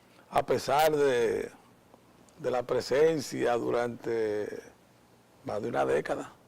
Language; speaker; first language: Spanish; native; Spanish